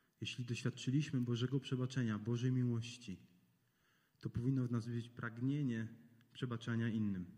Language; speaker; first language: Polish; native; Polish